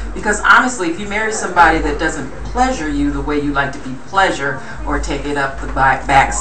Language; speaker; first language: English; native; English